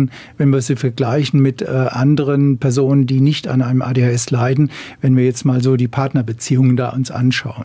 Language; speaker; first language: German; native; German